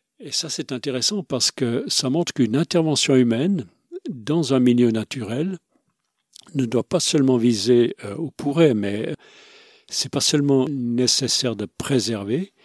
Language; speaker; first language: French; non-native, local second language; Swiss German